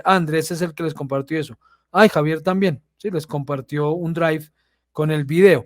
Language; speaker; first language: Spanish; native; Spanish